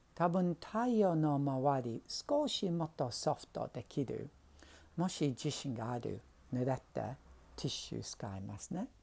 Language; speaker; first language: Japanese; non-native, learner; English